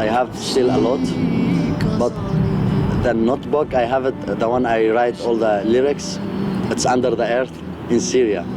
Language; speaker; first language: English; non-native, fluent; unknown